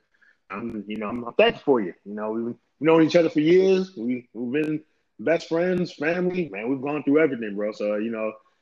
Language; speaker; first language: English; native; English